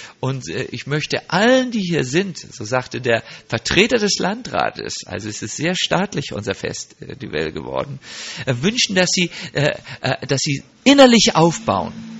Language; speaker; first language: German; native; German